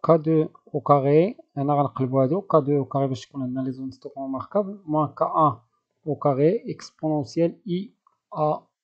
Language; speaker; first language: French; non-native, local second language; Arabic